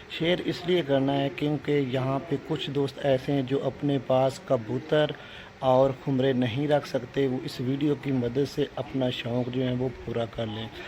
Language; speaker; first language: Urdu; non-native, local second language; Punjabi